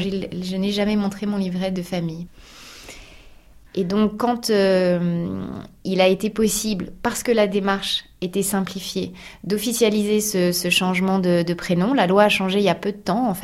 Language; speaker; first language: French; native; French